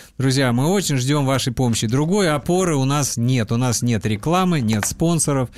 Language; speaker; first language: Russian; native; Russian